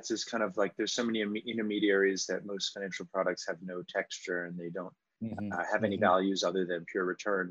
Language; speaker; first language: English; native; English